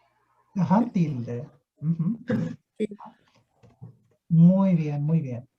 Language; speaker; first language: Spanish; non-native, fluent; Portuguese